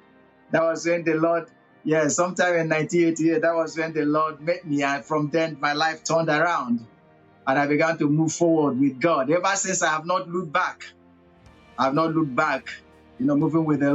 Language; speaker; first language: English; non-native, local second language; Igbo